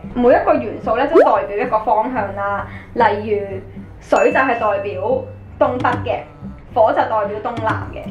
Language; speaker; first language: Cantonese; early bilingual, other home language; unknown